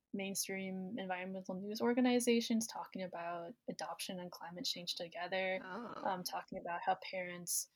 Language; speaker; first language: English; native; English